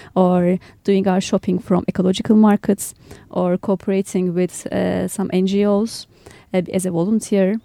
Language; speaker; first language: English; non-native, fluent; Turkish